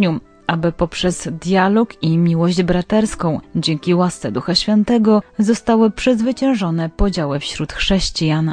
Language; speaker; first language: Polish; native; Polish